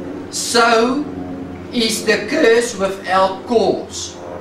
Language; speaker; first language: English; non-native, local second language; Afrikaans